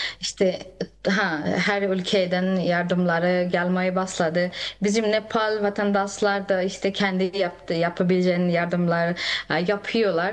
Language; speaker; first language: Turkish; non-native, learner; Nepali